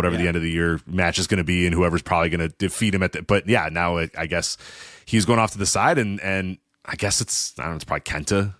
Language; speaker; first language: English; native; English